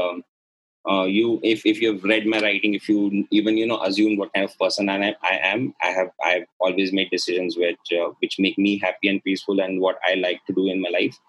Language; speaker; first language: English; non-native, local second language; Gujarati